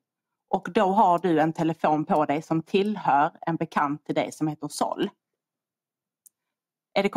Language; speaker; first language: Swedish; native; Swedish